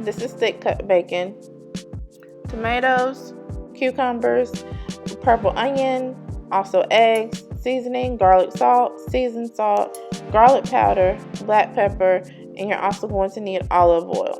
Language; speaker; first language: English; native; English